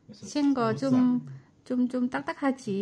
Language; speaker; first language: Korean; non-native, learner; Vietnamese